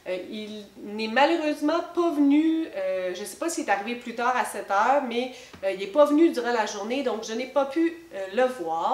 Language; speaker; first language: French; native; French